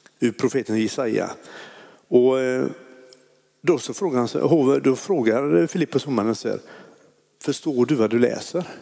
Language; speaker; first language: Swedish; native; Swedish